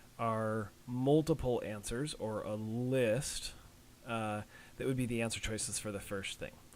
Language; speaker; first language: English; native; English